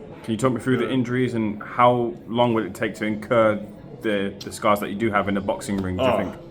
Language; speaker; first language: English; native; English